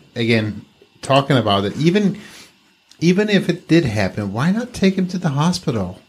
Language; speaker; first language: English; non-native, fluent; Danish